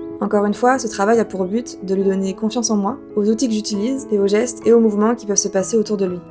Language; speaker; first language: French; native; French